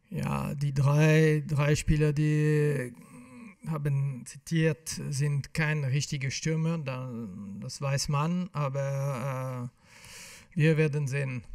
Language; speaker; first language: German; non-native, fluent; French